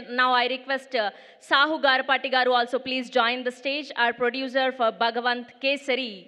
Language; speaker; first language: Telugu; native; Telugu